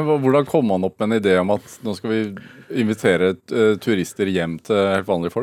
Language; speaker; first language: Norwegian; native; Norwegian